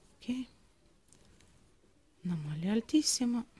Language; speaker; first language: Italian; non-native, fluent; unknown